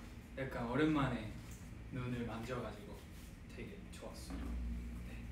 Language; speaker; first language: Korean; non-native, fluent; Japanese